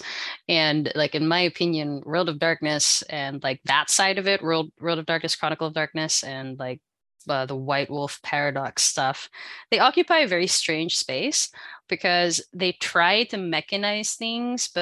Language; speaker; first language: English; non-native, local second language; Filipino